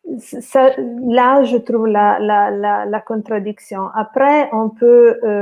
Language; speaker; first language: French; non-native, fluent; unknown